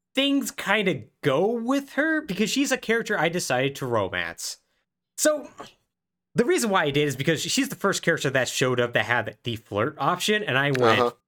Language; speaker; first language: English; native; English